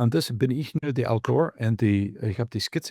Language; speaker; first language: German; non-native, learner; English